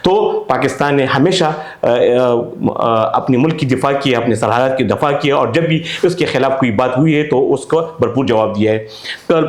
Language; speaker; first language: Urdu; non-native, local second language; Pashto